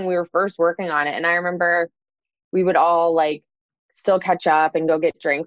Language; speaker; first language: English; native; English